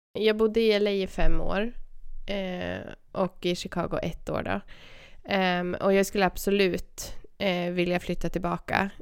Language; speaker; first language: Swedish; native; Swedish